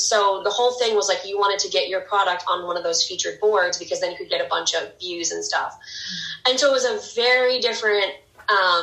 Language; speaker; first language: English; native; English